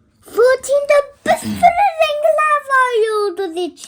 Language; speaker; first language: Turkish; early bilingual, heritage; Turkish